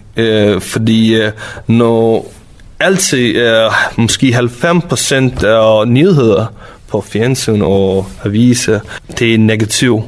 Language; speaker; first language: Danish; non-native, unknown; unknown